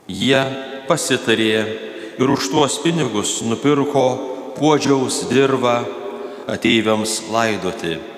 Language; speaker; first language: Lithuanian; native; Lithuanian